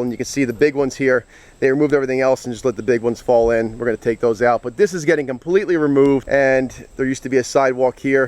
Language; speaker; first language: English; native; English